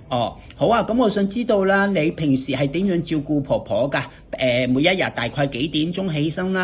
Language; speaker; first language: Cantonese; native; Cantonese